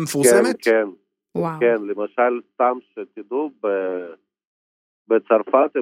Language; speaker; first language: Hebrew; non-native, fluent; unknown